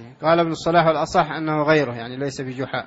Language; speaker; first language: Arabic; native; Arabic